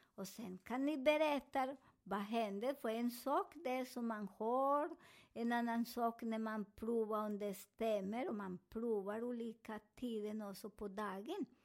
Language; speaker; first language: Swedish; non-native, learner; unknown